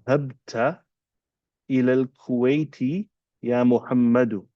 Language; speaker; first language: Arabic; non-native, fluent; English